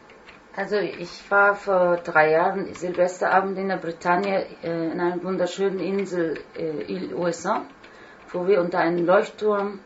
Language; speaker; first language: German; non-native, fluent; Turkish